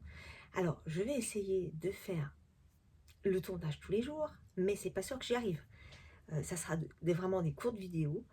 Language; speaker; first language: French; native; French